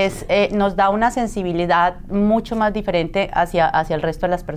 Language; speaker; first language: Spanish; native; Spanish